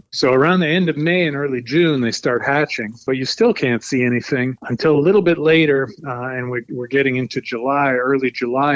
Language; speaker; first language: English; native; English